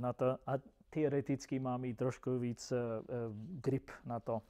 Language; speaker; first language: Czech; non-native, fluent; English